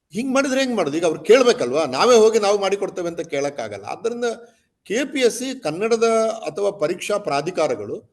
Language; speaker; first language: Kannada; native; Kannada